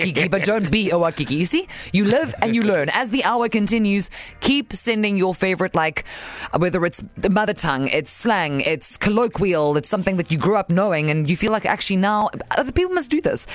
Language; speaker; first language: English; native; English